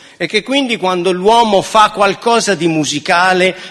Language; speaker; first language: Italian; native; Italian